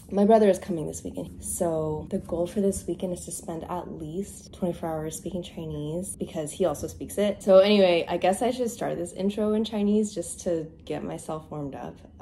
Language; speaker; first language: English; early bilingual, other home language; Chinese